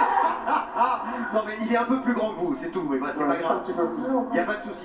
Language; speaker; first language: French; native; French